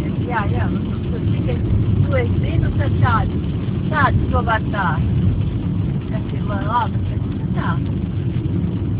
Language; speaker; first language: Latvian; non-native, learner; Dutch